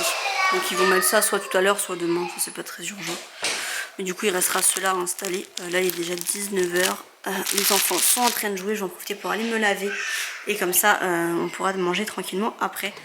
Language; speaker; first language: French; native; French